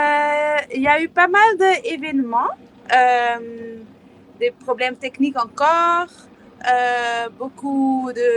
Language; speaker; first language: French; non-native, fluent; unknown